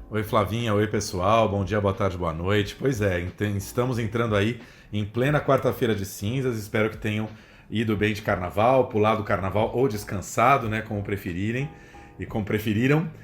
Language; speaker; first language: Portuguese; native; Portuguese